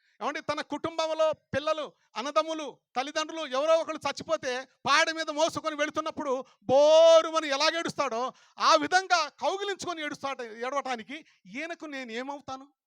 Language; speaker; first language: Telugu; non-native, local second language; Lambadi